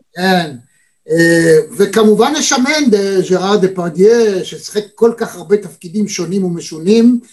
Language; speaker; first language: Hebrew; native; Hebrew